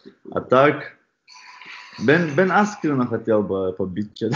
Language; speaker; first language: Russian; non-native, fluent; Chechen